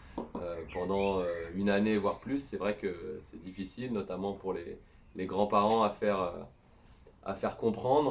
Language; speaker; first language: French; native; French